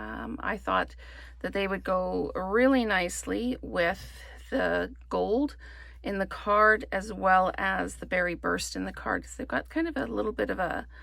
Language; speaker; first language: English; native; English